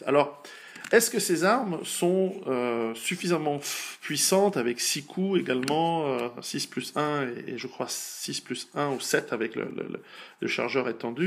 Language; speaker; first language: French; native; French